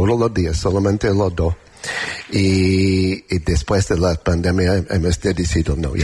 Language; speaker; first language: Spanish; non-native, learner; English